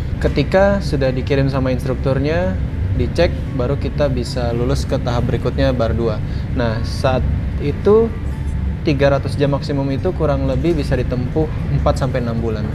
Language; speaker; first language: Indonesian; native; Indonesian